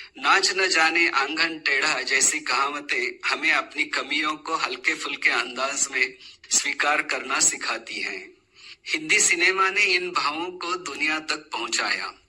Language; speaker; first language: Hindi; non-native, local second language; Marathi